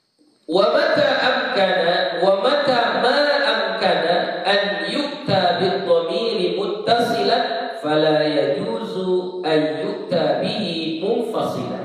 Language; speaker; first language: Arabic; non-native, fluent; Indonesian